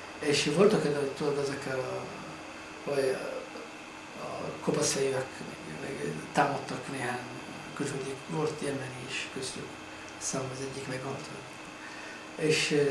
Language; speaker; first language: Hungarian; non-native, fluent; Arabic